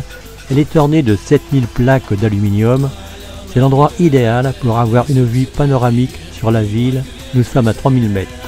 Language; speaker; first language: French; native; French